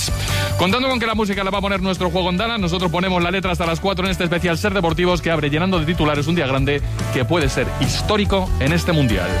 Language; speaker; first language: Spanish; native; Spanish